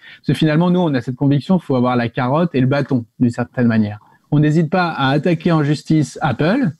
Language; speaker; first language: French; native; French